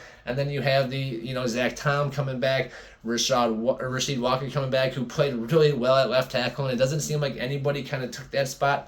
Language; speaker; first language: English; native; English